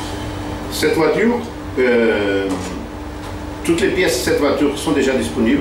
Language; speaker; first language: French; non-native, fluent; Portuguese